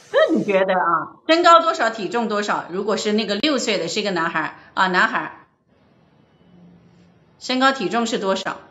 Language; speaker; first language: Chinese; native; Chinese